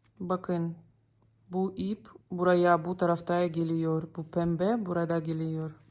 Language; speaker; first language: Turkish; non-native, learner; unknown